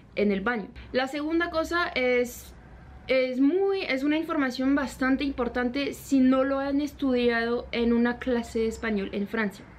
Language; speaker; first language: Spanish; non-native, fluent; French